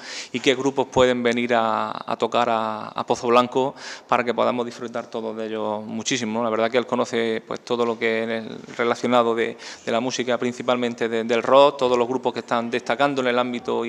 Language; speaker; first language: Spanish; native; Spanish